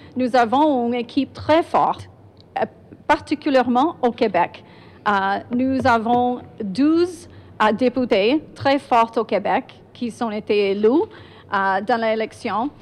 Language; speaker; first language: French; non-native, learner; English